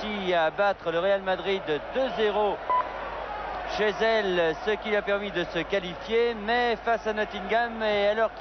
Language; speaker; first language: French; native; French